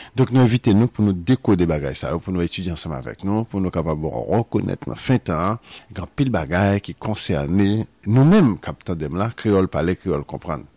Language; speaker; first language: French; non-native, local second language; Haitian Creole